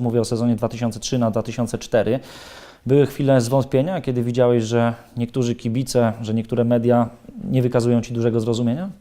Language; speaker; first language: Polish; native; Polish